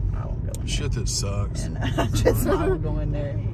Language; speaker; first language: English; native; English